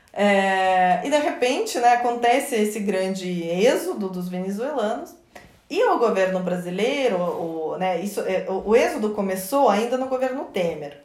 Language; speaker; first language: Portuguese; non-native, fluent; Russian